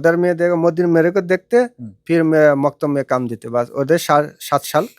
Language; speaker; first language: Hindi; non-native, learner; Bangla